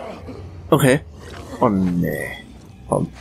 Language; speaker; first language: German; native; German